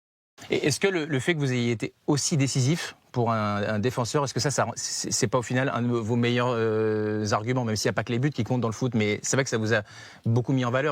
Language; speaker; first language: French; native; French